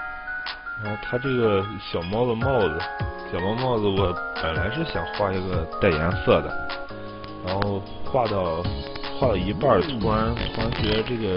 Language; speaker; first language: Chinese; native; Chinese